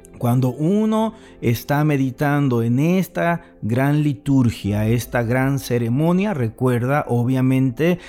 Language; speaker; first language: Spanish; native; Spanish